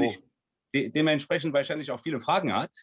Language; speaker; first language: German; non-native, fluent; French